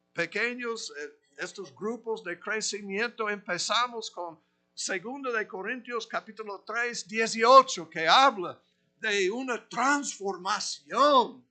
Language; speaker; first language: Spanish; non-native, fluent; English